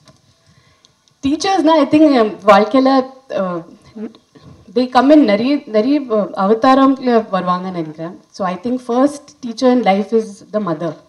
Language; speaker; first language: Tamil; non-native, fluent; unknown